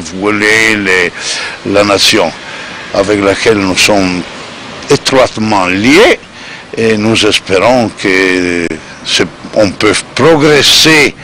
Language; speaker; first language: French; non-native, fluent; Italian